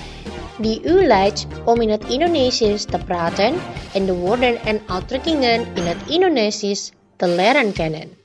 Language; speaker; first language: Dutch; non-native, learner; Indonesian